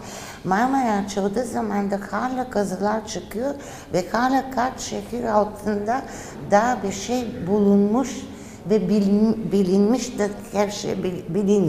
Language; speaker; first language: Turkish; non-native, fluent; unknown